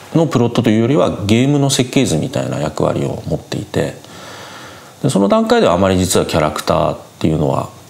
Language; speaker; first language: Japanese; native; Japanese